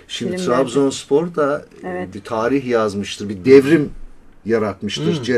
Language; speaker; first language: Turkish; native; Turkish